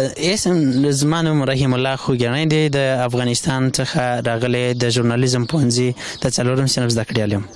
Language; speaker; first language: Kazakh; non-native, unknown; Pashto